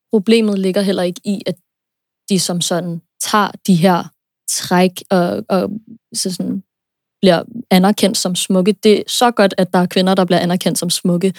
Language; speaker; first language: Danish; early bilingual, other home language; English